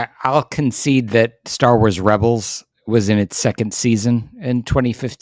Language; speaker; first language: English; native; English